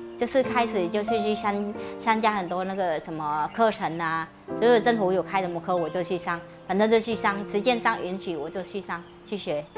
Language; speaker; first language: Chinese; non-native, fluent; Vietnamese